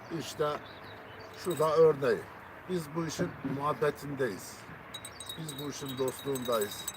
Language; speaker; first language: Turkish; native; Turkish